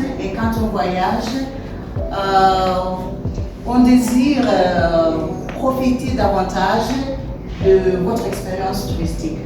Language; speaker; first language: French; non-native, fluent; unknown